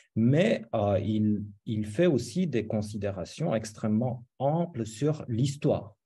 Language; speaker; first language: French; non-native, fluent; Romanian